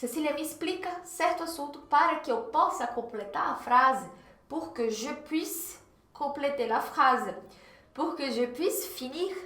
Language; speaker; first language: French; non-native, fluent; Portuguese